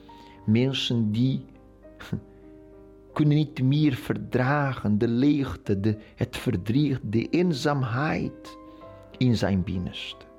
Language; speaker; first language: Dutch; non-native, fluent; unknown